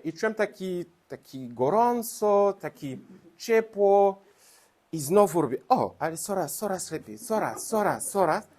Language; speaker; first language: Polish; non-native, learner; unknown